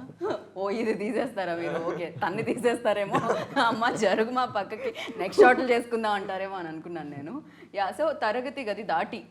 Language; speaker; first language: Telugu; native; Telugu